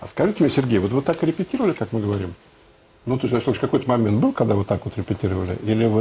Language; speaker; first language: Russian; native; Russian